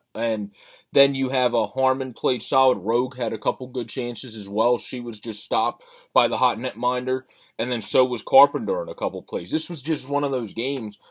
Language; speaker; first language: English; native; English